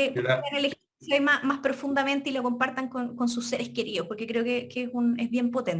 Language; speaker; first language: Spanish; native; Spanish